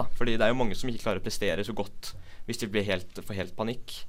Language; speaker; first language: Norwegian; native; Norwegian